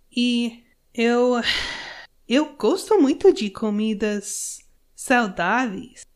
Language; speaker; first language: Portuguese; non-native, learner; English